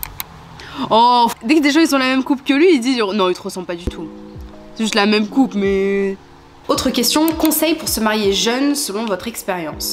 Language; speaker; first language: French; early bilingual, other home language; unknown